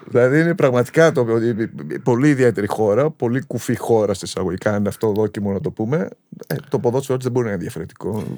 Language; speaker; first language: Greek; native; Greek